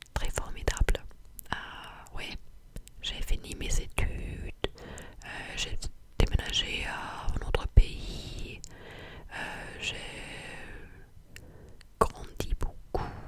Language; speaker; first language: French; non-native, fluent; English